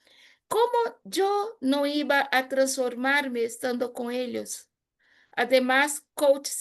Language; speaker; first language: Spanish; non-native, fluent; Portuguese